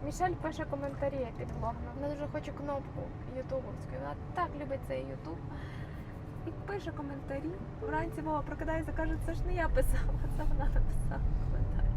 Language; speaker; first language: Ukrainian; native; Ukrainian